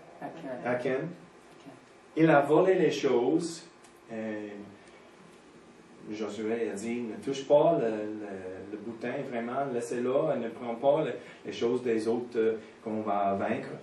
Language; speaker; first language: French; non-native, fluent; English